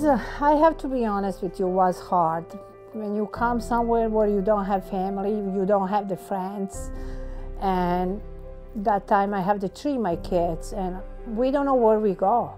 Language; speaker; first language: English; non-native, learner; Croatian